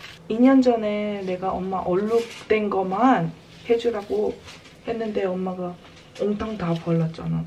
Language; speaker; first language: Korean; early bilingual, heritage; Korean